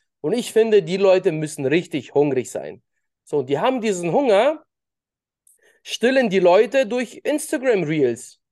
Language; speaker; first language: German; early bilingual, other home language; Russian